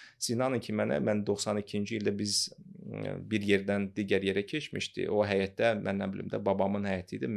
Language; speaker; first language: Azerbaijani; non-native, local second language; Russian